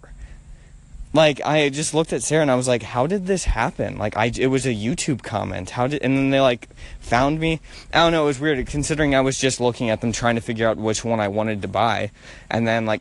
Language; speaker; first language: English; native; English